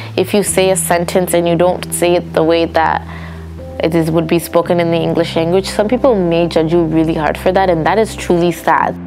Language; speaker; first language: English; native; English